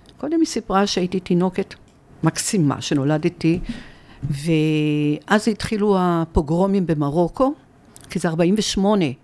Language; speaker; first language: Hebrew; early bilingual, other home language; Arabic